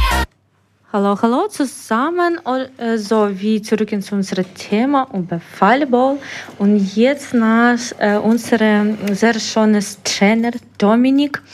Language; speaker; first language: German; non-native, learner; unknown